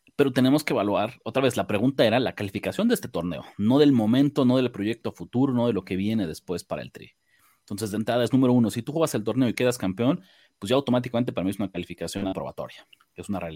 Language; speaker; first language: Spanish; native; Spanish